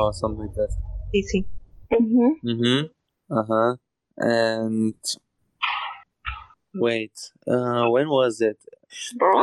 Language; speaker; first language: English; non-native, learner; German